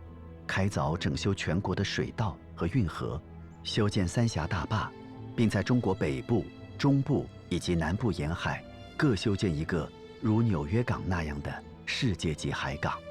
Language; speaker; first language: Chinese; native; Chinese